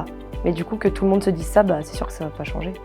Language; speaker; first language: French; native; French